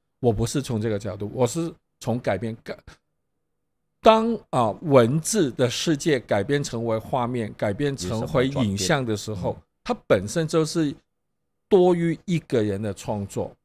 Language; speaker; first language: Chinese; non-native, local second language; Cantonese